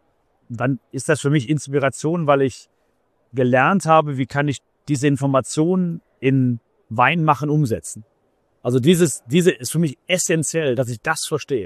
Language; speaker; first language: German; native; German